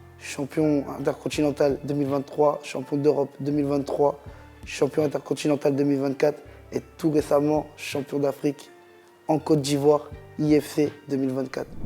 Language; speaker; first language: French; native; French